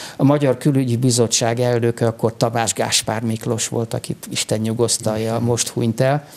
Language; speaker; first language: Hungarian; native; Hungarian